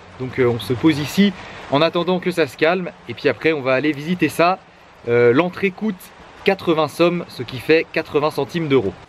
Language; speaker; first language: French; native; French